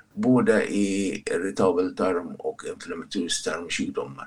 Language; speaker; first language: Swedish; non-native, fluent; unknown